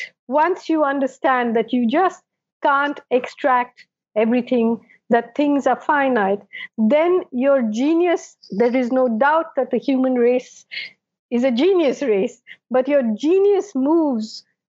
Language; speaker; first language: English; non-native, local second language; Malayalam